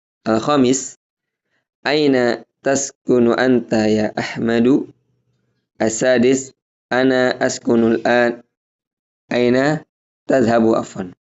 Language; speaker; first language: Arabic; non-native, fluent; Indonesian